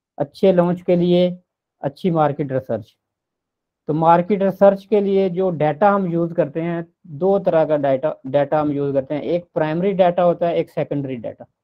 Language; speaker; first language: Urdu; non-native, local second language; Punjabi